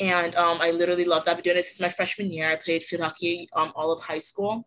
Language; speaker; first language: English; native; English